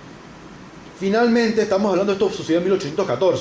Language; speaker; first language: Spanish; native; Spanish